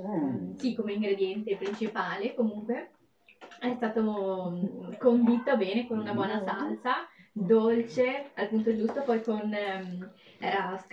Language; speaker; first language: Italian; native; Italian